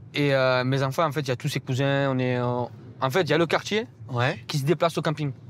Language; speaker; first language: French; native; French